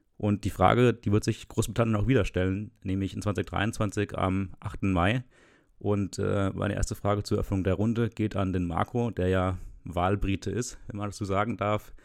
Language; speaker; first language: German; native; German